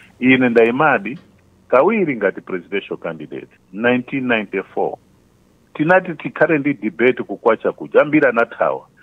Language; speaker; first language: Nyanja; non-native, local second language; Tumbuka